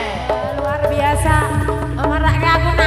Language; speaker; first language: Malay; non-native, local second language; Javanese